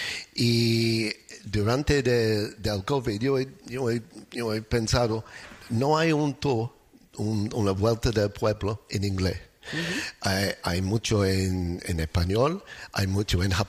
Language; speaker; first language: Spanish; non-native, learner; English